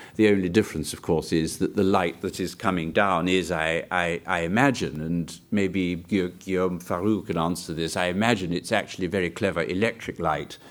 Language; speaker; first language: English; native; English